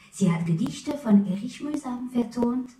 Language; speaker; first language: German; non-native, fluent; French